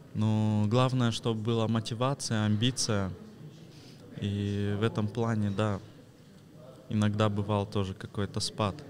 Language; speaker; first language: Russian; early bilingual, heritage; Russian